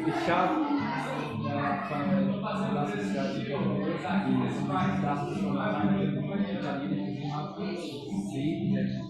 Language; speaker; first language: German; non-native, learner; Portuguese